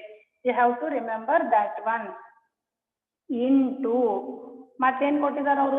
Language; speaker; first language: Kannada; native; Kannada